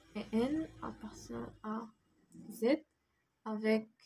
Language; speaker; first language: French; non-native, local second language; Arabic